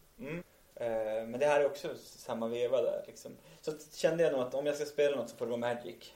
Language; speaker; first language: Swedish; native; Swedish